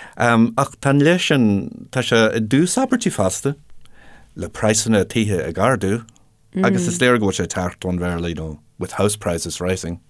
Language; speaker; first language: Irish; non-native, local second language; English